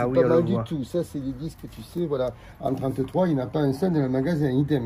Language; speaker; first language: French; native; French